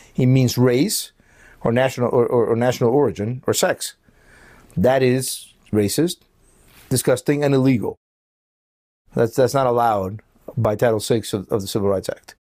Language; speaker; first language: English; early bilingual, other home language; Spanish